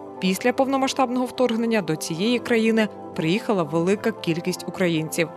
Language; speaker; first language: Ukrainian; native; Ukrainian